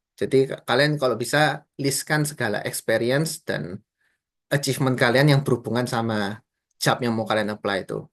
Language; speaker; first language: Indonesian; native; Indonesian